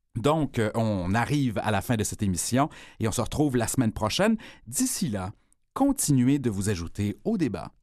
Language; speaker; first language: French; native; French